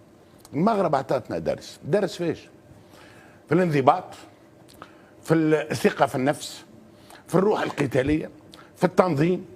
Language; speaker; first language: Arabic; native; Arabic